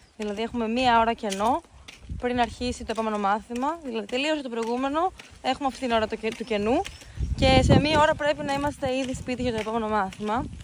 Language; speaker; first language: Greek; native; Greek